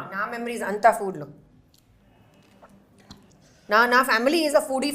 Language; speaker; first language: Telugu; non-native, learner; Hindi